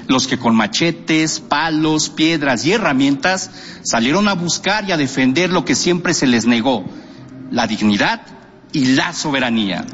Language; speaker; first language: Spanish; non-native, local second language; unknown